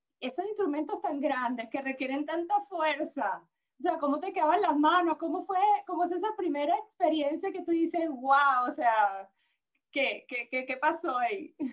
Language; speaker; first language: Spanish; native; Spanish